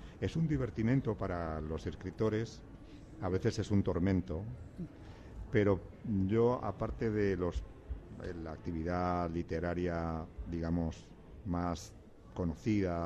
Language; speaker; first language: Spanish; native; Spanish